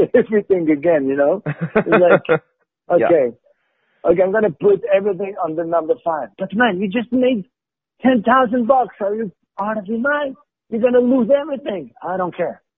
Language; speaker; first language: English; non-native, fluent; Arabic